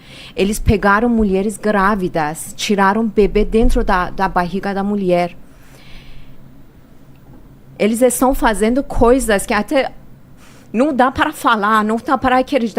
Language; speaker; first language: Portuguese; non-native, fluent; Persian